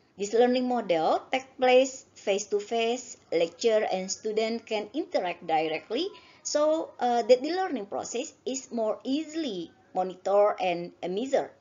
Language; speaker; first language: English; non-native, learner; Indonesian